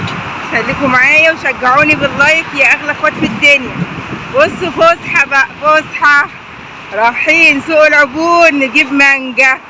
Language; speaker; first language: Arabic; native; Arabic